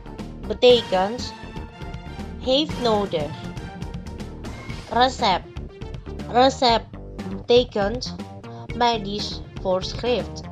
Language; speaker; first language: Dutch; non-native, fluent; Indonesian